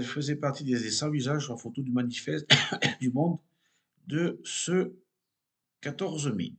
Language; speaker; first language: French; native; French